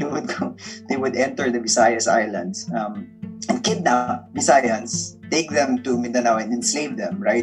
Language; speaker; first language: English; non-native, local second language; Filipino